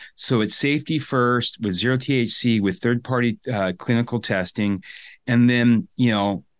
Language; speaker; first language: English; native; English